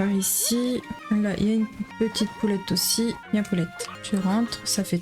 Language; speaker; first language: French; native; French